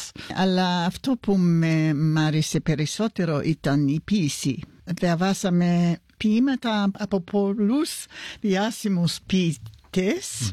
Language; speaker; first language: Greek; non-native, fluent; English